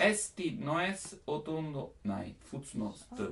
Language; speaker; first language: Japanese; non-native, learner; Italian